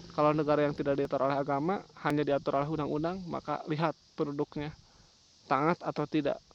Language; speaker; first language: Indonesian; non-native, local second language; Sundanese